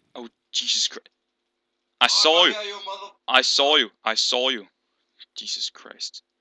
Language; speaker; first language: English; non-native, learner; Danish